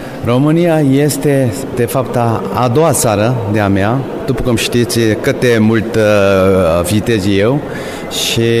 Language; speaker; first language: Romanian; non-native, fluent; Korean